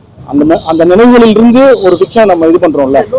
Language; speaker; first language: Tamil; native; Tamil